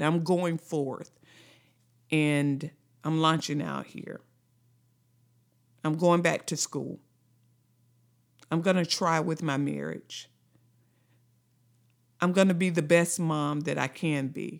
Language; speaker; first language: English; native; English